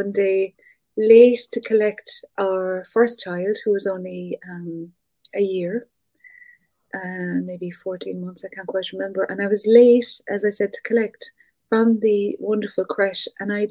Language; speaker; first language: English; native; English